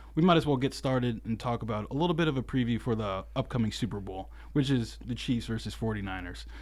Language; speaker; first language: English; native; English